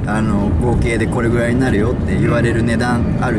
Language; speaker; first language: Japanese; native; Japanese